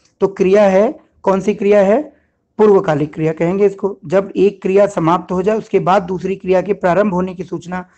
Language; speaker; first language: Hindi; native; Hindi